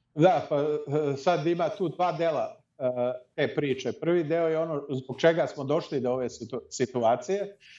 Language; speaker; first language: Serbian; early bilingual, heritage; Serbian